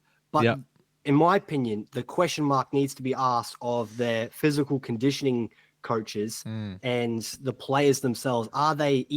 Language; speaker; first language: English; native; English